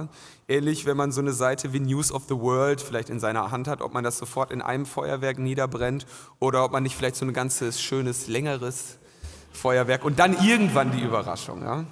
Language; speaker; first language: German; native; German